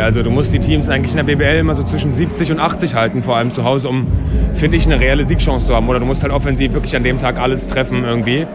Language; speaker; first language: German; native; German